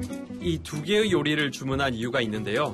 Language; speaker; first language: Korean; native; Korean